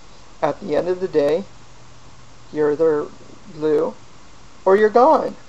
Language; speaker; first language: English; native; English